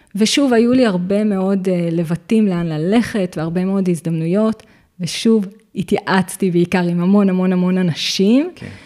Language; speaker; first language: Hebrew; native; Hebrew